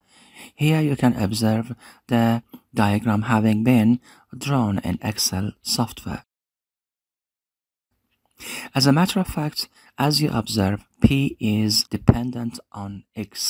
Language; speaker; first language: English; non-native, fluent; Persian